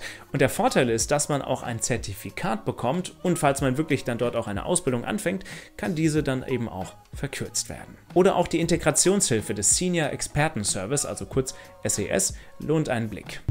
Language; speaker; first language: German; native; German